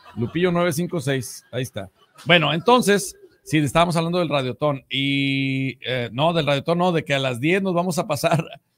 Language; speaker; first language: Spanish; native; Spanish